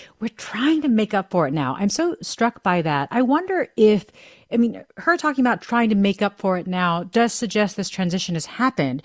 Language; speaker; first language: English; native; English